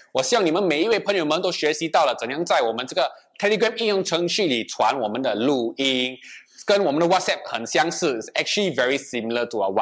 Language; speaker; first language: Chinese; native; Chinese